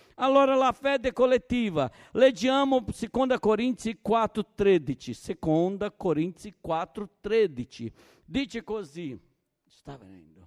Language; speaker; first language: Italian; non-native, fluent; Portuguese